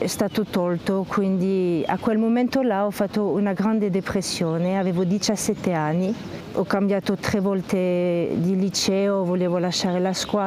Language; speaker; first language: Italian; non-native, fluent; French